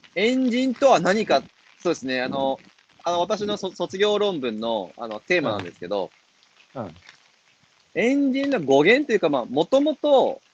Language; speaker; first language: Japanese; native; Japanese